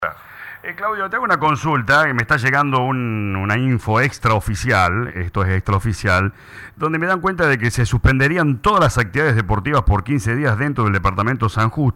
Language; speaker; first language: Spanish; native; Spanish